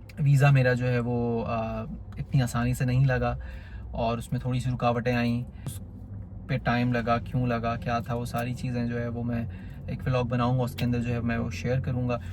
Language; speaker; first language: Urdu; native; Urdu